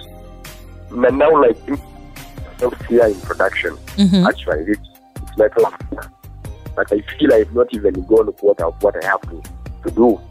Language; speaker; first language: English; non-native, local second language; Ganda